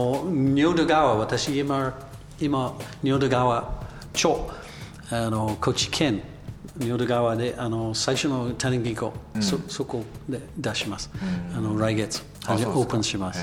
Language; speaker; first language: Japanese; non-native, learner; English